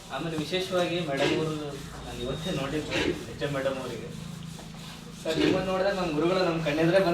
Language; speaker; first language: Kannada; non-native, local second language; Lambadi